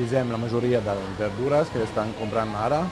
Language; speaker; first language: Catalan; non-native, learner; Arabic